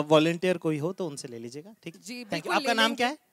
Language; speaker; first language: Hindi; native; Hindi